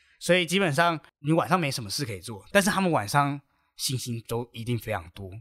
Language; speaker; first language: Chinese; native; Chinese